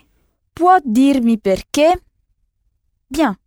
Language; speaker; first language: Italian; non-native, fluent; French